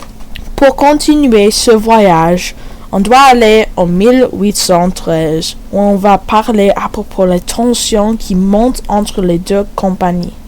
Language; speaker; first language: French; non-native, learner; English